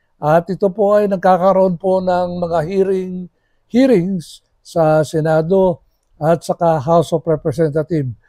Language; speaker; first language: Filipino; non-native, local second language; Iloko